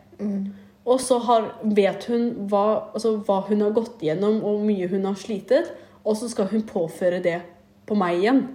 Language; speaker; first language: Norwegian; early bilingual, other home language; Kurdish